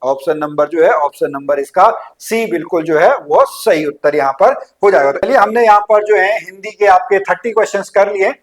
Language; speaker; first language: Hindi; native; Hindi